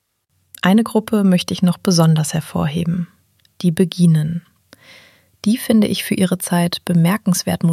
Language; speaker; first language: German; native; German